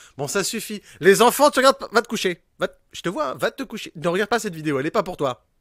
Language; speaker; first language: French; native; French